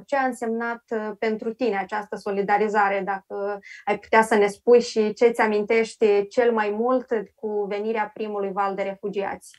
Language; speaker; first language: Romanian; native; Romanian